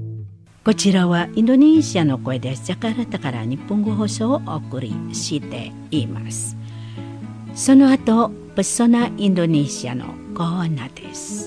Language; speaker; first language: Japanese; non-native, learner; Indonesian